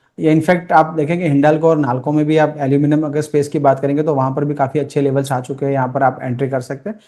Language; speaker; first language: Hindi; non-native, local second language; Gujarati